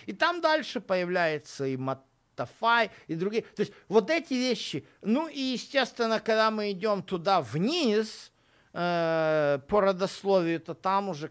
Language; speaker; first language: Russian; native; Russian